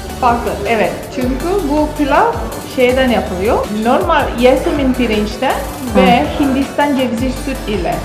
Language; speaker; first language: Turkish; non-native, learner; Indonesian